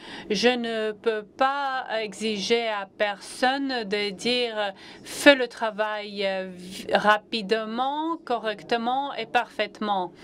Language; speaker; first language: French; non-native, fluent; Latvian